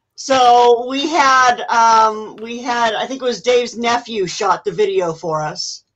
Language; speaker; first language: English; native; English